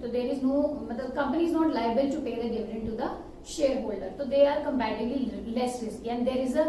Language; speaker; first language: English; non-native, local second language; Hindi